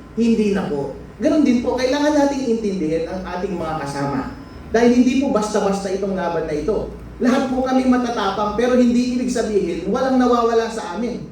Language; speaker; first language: Filipino; non-native, local second language; Iloko